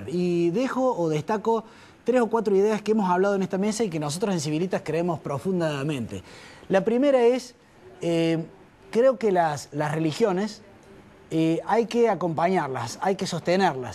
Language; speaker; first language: Spanish; native; Spanish